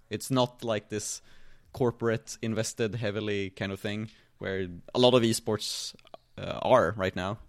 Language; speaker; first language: English; non-native, fluent; Swedish